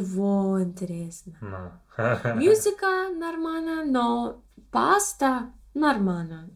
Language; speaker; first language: Russian; non-native, learner; English